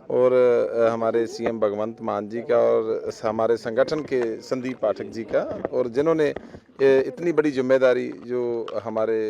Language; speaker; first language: Hindi; non-native, local second language; Punjabi